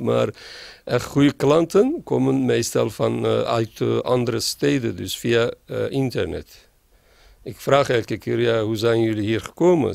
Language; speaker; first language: Dutch; non-native, learner; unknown